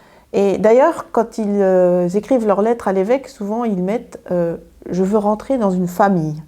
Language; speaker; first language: French; native; French